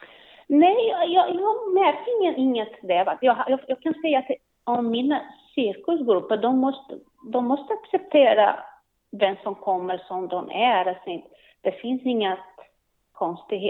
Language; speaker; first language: Swedish; non-native, learner; Portuguese